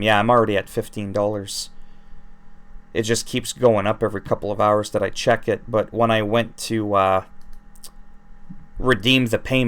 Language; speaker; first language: English; native; English